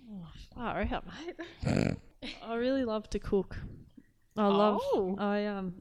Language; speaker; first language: English; native; English